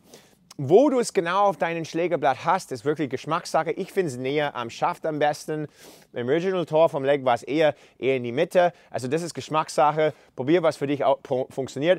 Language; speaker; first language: German; non-native, fluent; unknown